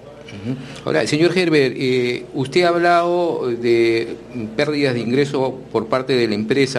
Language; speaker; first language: Spanish; native; Spanish